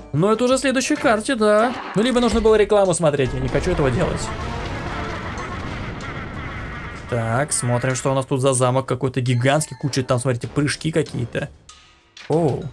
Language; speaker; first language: Russian; native; Russian